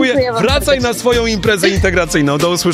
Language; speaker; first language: Polish; native; Polish